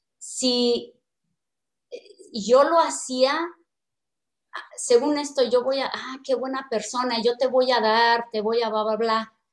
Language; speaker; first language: Spanish; non-native, fluent; English